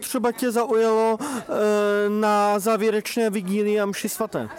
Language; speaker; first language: Czech; native; Czech